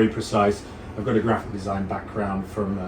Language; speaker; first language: English; native; English